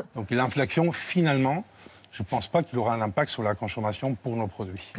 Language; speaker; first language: French; non-native, fluent; Spanish